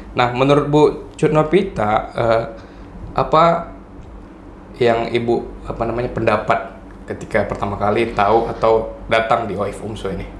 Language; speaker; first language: Indonesian; native; Indonesian